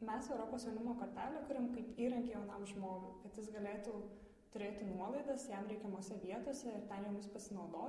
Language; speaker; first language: Lithuanian; native; Lithuanian